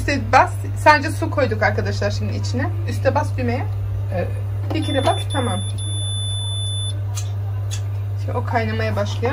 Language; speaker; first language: Turkish; early bilingual, heritage; Turkish